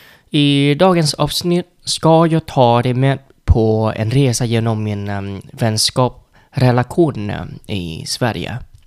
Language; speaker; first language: Swedish; non-native, learner; Vietnamese